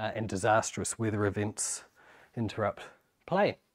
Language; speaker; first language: English; native; English